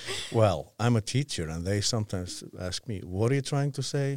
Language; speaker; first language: English; non-native, fluent; Icelandic